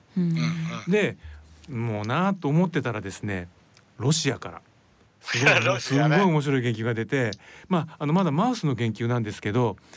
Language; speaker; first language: Japanese; native; Japanese